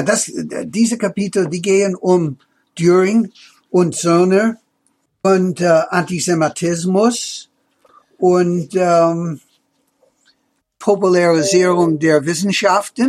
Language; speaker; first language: German; non-native, fluent; English